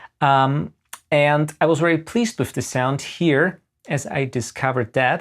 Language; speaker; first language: English; non-native, fluent; German